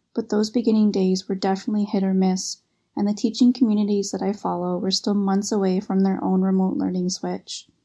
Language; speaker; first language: English; native; English